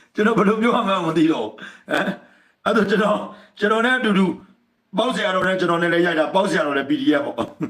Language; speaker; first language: Burmese; native; Burmese